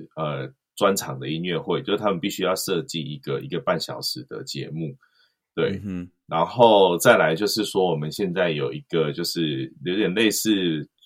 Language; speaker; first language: Chinese; native; Chinese